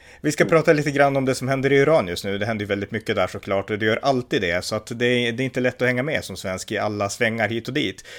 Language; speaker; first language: Swedish; native; Swedish